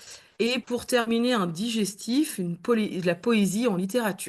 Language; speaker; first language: French; native; French